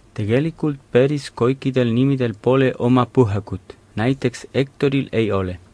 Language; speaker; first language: Estonian; non-native, fluent; Spanish